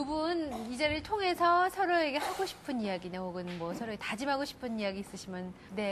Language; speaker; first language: Korean; native; Korean